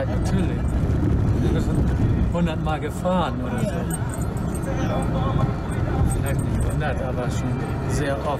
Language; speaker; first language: German; native; German